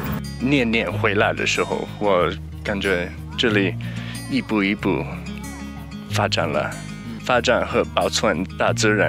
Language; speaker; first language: Chinese; non-native, learner; English